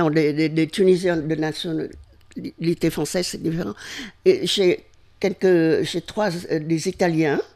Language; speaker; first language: French; non-native, fluent; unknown